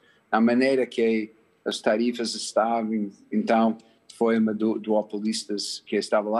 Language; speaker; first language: Portuguese; non-native, fluent; English